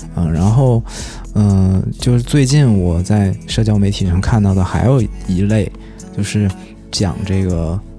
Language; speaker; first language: Chinese; native; Chinese